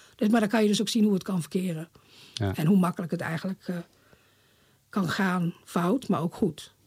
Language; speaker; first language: Dutch; native; Dutch